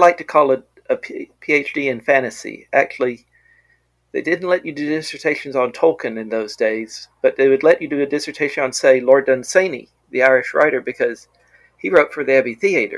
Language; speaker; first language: English; native; English